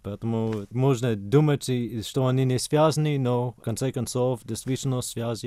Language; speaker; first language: Russian; non-native, fluent; English